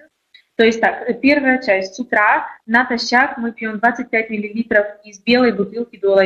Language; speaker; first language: Polish; non-native, learner; Russian